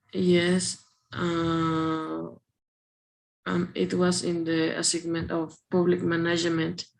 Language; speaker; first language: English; non-native, learner; Spanish